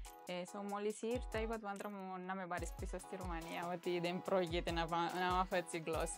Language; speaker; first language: Greek; non-native, fluent; Romanian